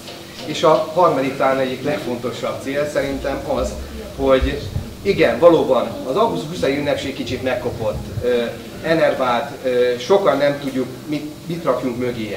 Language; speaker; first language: Hungarian; native; Hungarian